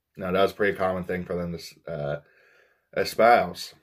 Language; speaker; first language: English; native; English